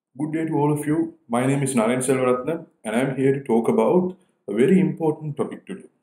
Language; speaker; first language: English; non-native, local second language; Sinhala